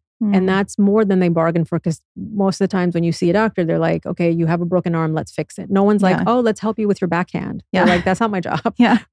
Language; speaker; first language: English; native; English